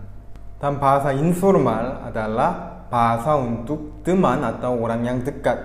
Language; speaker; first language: Indonesian; non-native, fluent; Korean